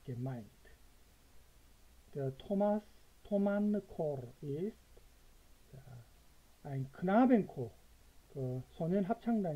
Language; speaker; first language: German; non-native, fluent; Korean